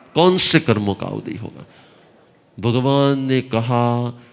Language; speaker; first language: Hindi; non-native, local second language; Gujarati